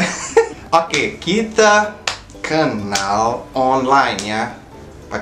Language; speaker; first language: Indonesian; non-native, fluent; Portuguese